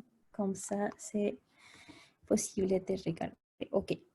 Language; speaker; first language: French; non-native, fluent; Spanish